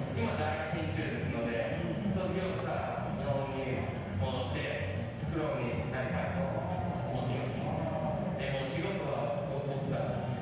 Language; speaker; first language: Japanese; non-native, learner; English